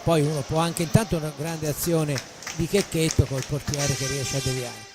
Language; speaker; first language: Italian; native; Italian